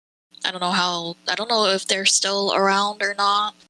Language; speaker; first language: English; native; English